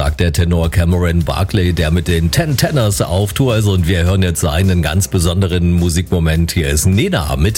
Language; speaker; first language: German; native; German